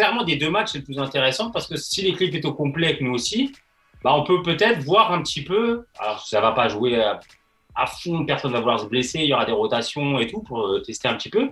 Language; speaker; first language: French; native; French